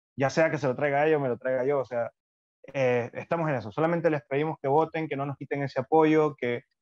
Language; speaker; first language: Spanish; native; Spanish